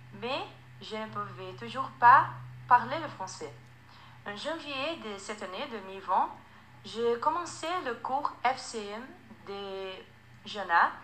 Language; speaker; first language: French; non-native, fluent; Portuguese